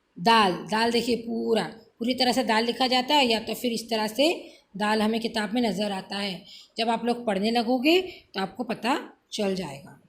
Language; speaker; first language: Urdu; native; Urdu